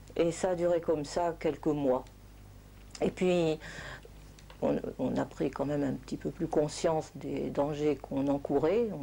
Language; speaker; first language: French; native; French